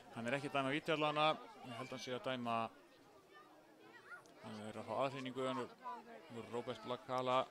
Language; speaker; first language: Icelandic; native; Icelandic